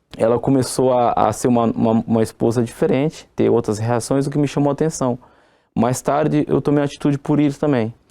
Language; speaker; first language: Portuguese; native; Portuguese